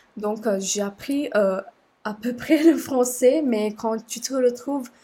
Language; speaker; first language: French; non-native, fluent; Sinhala